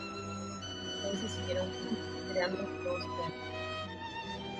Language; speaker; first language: Spanish; native; Spanish